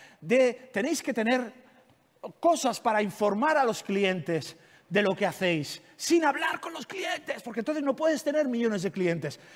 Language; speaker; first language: Spanish; non-native, local second language; Catalan